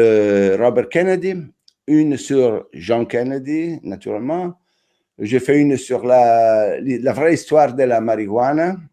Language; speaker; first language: French; non-native, fluent; Italian